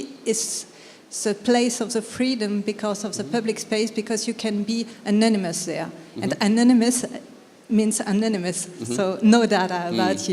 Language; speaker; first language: English; non-native, fluent; French